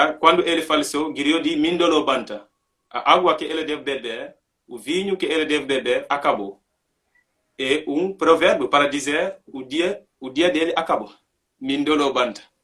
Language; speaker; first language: Portuguese; non-native, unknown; Mandingo